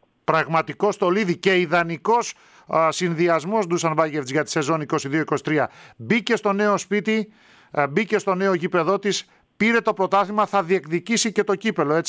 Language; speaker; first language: Greek; native; Greek